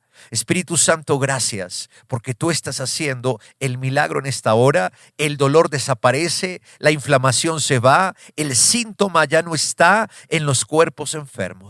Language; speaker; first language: Spanish; native; Spanish